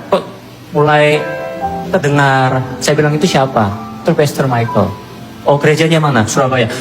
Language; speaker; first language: Indonesian; non-native, fluent; Korean